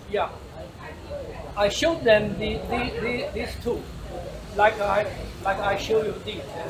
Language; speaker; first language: English; non-native, learner; Chinese